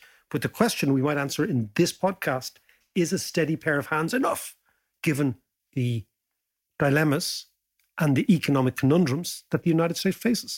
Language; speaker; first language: English; native; English